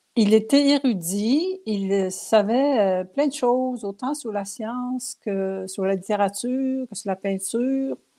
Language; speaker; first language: French; non-native, local second language; Cree